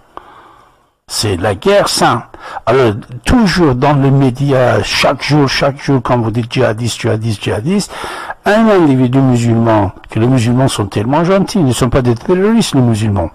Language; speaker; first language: French; non-native, fluent; Persian